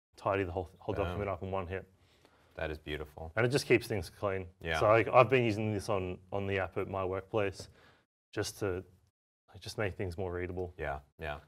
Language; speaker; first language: English; native; English